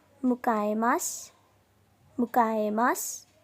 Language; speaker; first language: Japanese; non-native, fluent; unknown